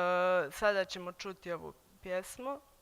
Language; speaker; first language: Bosnian; native; Bosnian